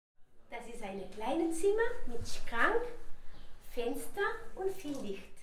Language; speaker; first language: German; non-native, learner; Spanish